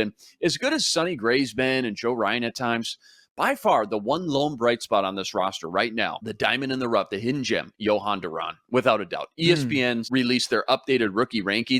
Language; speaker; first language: English; native; English